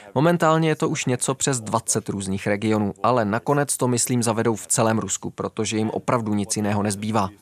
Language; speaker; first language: Czech; non-native, fluent; Dutch